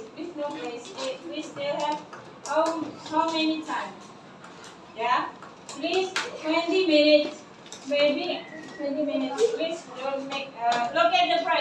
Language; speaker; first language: English; non-native, learner; Indonesian